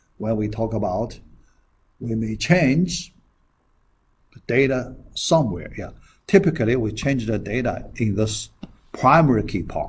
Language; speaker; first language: English; non-native, fluent; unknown